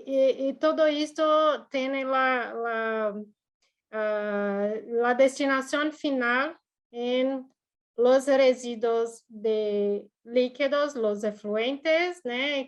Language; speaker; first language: Spanish; non-native, learner; Portuguese